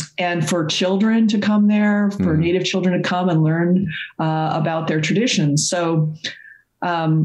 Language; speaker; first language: English; native; English